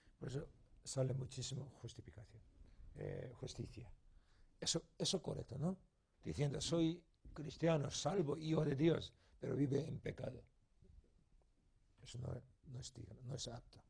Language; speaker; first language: Spanish; non-native, learner; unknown